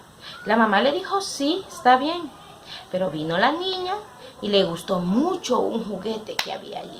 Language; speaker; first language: Spanish; native; Spanish